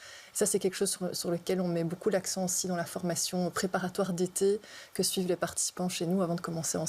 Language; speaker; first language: French; native; French